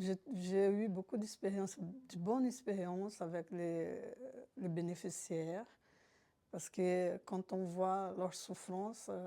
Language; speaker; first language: French; non-native, fluent; Portuguese